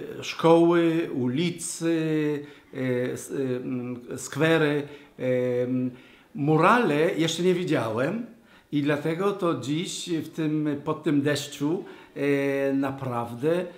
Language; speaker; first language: Polish; non-native, learner; Hebrew